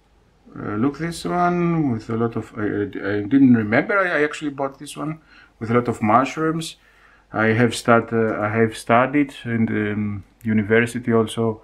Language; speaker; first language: English; non-native, fluent; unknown